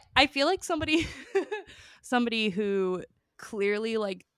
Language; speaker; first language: English; native; English